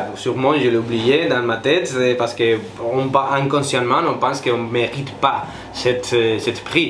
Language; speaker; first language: French; non-native, fluent; Spanish